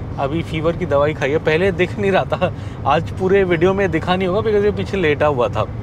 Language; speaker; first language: Hindi; non-native, local second language; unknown